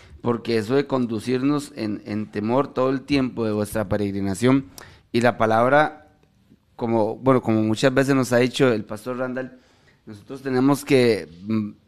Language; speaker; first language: Spanish; native; Spanish